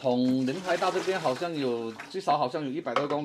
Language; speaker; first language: Chinese; native; Chinese